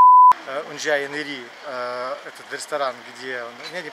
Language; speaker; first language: Russian; native; Russian